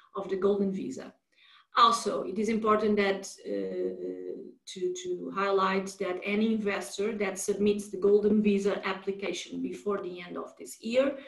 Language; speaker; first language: English; non-native, fluent; Portuguese